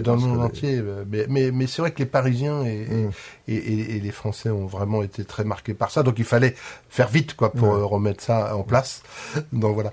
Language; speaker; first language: French; native; French